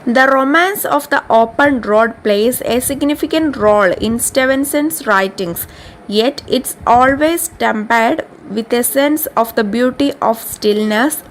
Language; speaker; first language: English; non-native, local second language; Malayalam